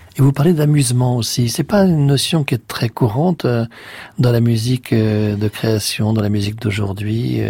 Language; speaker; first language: French; native; French